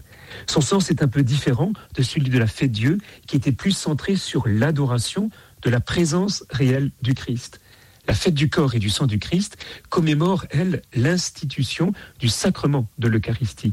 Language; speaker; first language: French; native; French